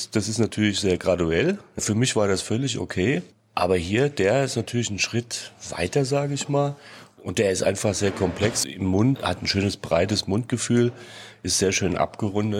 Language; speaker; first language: German; native; German